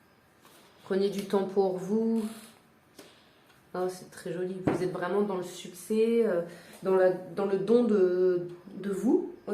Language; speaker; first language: French; native; French